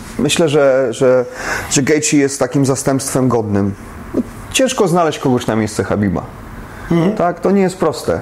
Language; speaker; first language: Polish; native; Polish